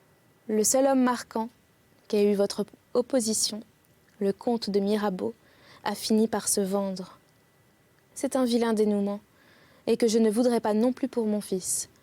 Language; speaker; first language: French; native; French